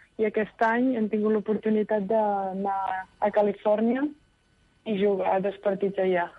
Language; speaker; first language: Catalan; native; Catalan